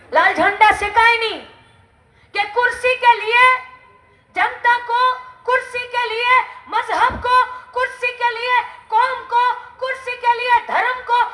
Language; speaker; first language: Hindi; non-native, local second language; Bangla